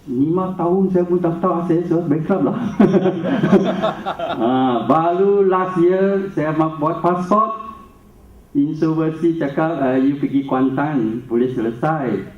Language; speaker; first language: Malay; non-native, local second language; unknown